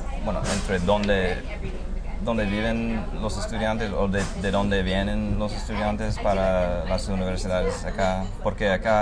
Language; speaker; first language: Spanish; non-native, fluent; English